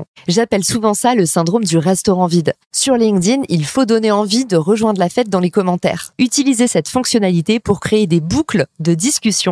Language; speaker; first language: French; native; French